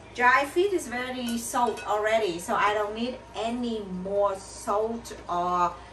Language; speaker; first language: English; non-native, learner; Vietnamese